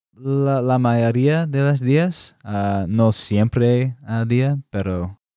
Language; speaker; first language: Spanish; non-native, learner; English